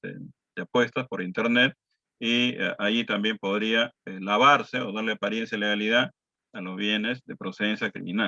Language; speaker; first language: Spanish; native; Spanish